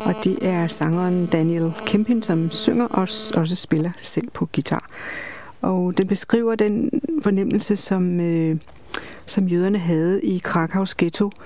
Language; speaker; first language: Danish; native; Danish